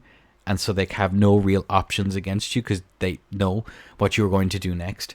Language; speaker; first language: English; native; English